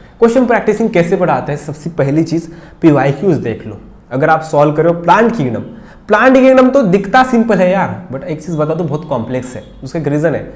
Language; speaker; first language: Hindi; non-native, local second language; Marathi